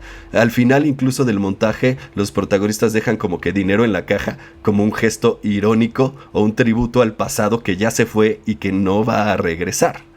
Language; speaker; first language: Spanish; native; Spanish